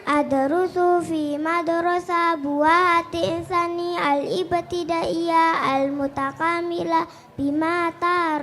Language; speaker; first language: Arabic; non-native, learner; Indonesian